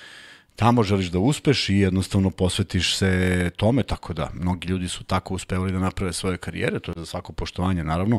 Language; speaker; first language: Serbian; native; Serbian